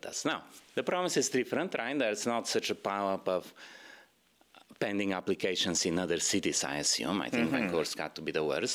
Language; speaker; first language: English; non-native, fluent; Bulgarian